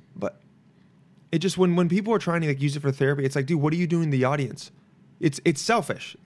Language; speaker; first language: English; native; English